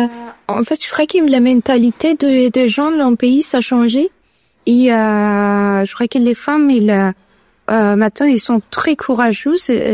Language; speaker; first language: French; non-native, learner; Persian